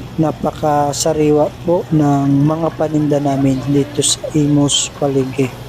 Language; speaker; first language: Filipino; native; Filipino